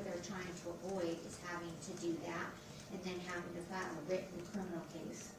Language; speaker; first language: English; native; English